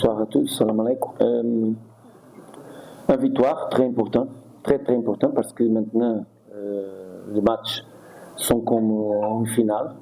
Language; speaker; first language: French; non-native, fluent; Portuguese